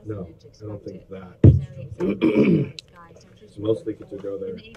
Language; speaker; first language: English; native; English